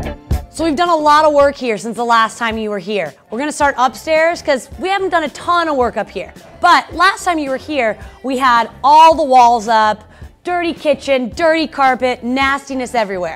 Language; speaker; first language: English; native; English